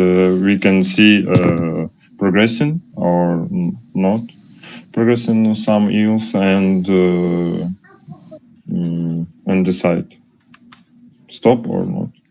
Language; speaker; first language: English; non-native, learner; Russian